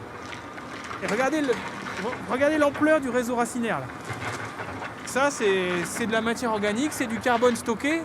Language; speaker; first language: French; native; French